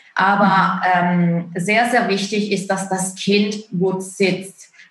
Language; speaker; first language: German; non-native, fluent; Italian